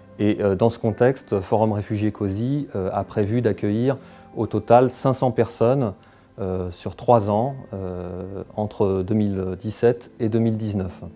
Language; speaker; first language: French; native; French